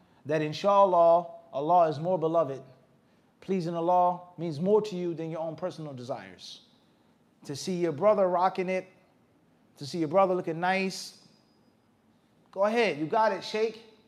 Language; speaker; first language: English; native; English